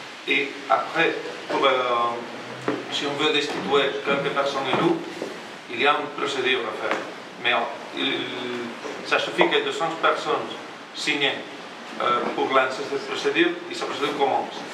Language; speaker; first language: French; non-native, fluent; Spanish